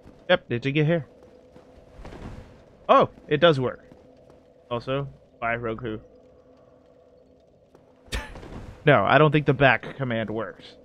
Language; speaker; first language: English; native; English